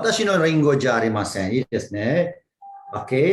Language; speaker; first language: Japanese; non-native, fluent; Malay